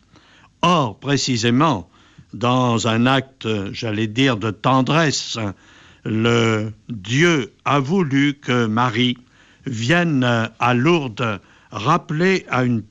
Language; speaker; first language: French; native; French